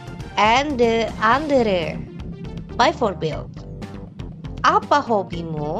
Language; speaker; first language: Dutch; non-native, fluent; Indonesian